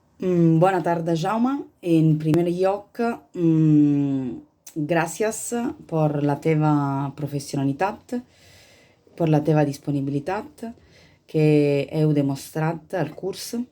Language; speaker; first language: Catalan; non-native, learner; Italian